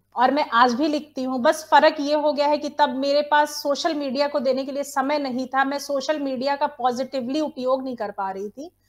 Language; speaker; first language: Hindi; native; Hindi